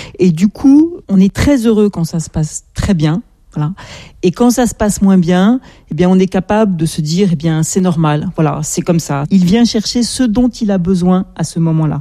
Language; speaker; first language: French; native; French